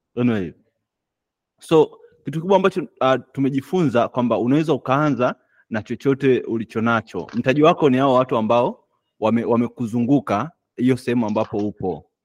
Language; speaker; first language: Swahili; native; Swahili